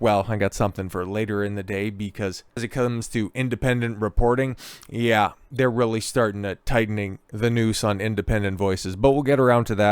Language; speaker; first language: English; native; English